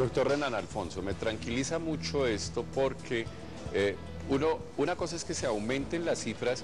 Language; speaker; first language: Spanish; native; Spanish